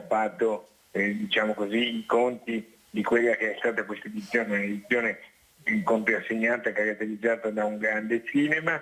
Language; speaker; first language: Italian; native; Italian